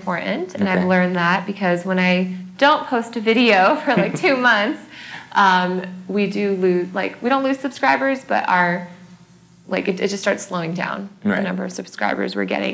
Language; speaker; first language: English; native; English